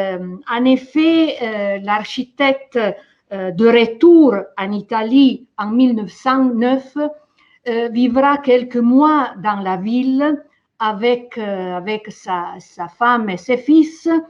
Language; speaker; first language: French; non-native, fluent; Italian